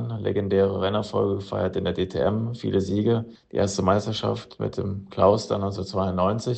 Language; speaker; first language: German; native; German